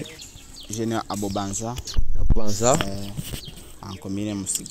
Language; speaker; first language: French; non-native, learner; Rundi